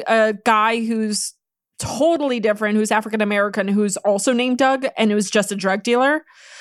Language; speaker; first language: English; non-native, fluent; Polish